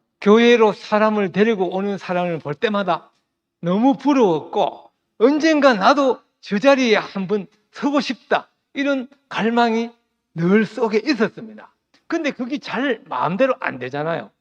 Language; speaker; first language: Korean; native; Korean